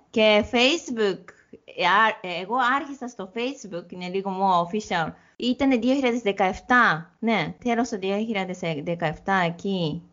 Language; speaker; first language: Greek; non-native, learner; Japanese